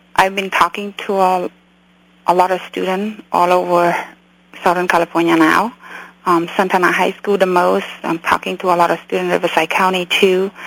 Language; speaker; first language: English; early bilingual, other home language; Khmer